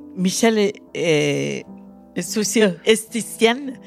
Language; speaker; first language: French; non-native, local second language; Bambara